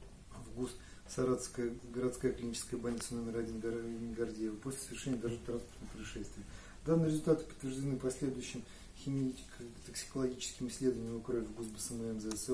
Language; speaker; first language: Russian; native; Russian